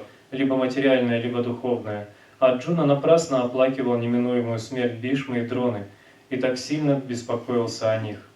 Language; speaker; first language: Russian; native; Russian